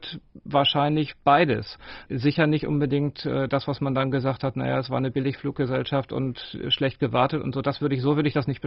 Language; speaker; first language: German; native; German